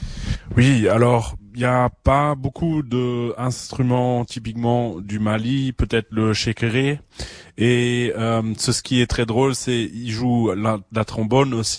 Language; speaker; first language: French; non-native, fluent; German